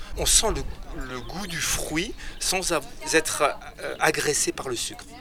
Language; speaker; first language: French; native; French